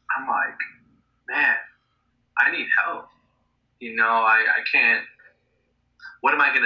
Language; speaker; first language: English; native; English